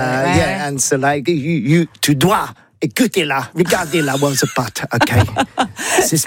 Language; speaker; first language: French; non-native, learner; English